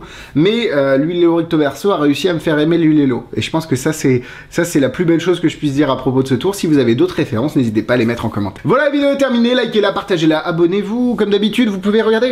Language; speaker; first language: French; native; French